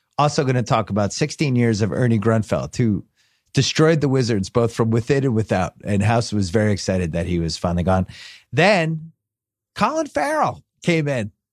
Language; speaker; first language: English; native; English